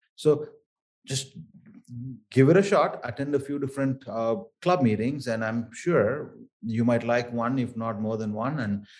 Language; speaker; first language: English; non-native, local second language; Tamil